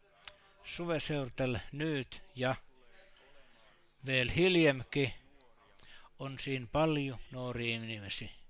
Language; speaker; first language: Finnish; non-native, learner; Estonian